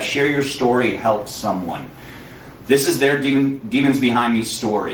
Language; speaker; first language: English; native; English